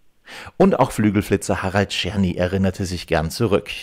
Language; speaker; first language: German; native; German